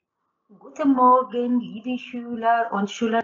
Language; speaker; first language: German; non-native, fluent; Arabic